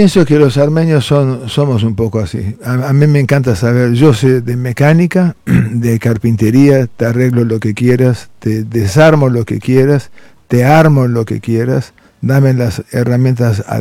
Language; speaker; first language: Spanish; non-native, local second language; Armenian